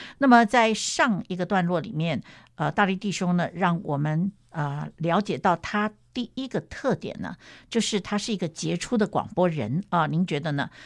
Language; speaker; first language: Chinese; native; Chinese